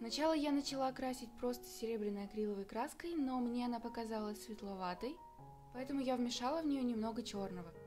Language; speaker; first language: Russian; native; Russian